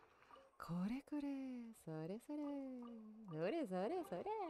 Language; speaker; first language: Japanese; non-native, learner; Russian